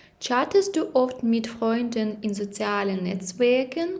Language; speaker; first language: German; non-native, fluent; Ukrainian